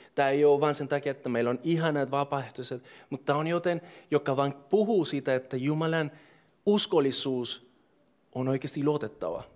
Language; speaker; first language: Finnish; non-native, fluent; English